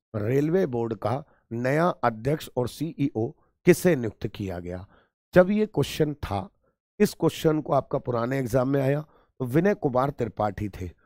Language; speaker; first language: Hindi; native; Hindi